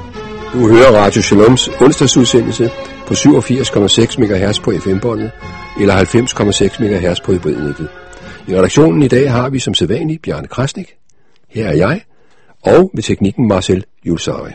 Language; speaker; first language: Danish; native; Danish